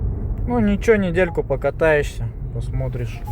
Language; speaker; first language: Russian; native; Russian